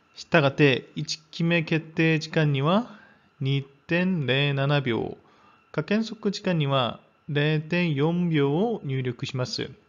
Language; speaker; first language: Japanese; non-native, fluent; Korean